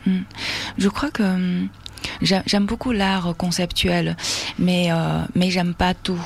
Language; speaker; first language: French; non-native, fluent; Chinese